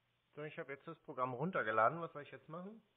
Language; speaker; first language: German; native; German